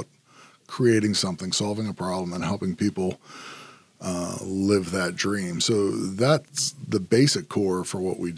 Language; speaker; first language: English; native; English